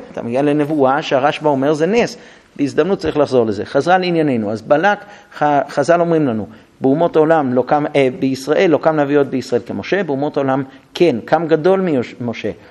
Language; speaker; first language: Hebrew; non-native, fluent; English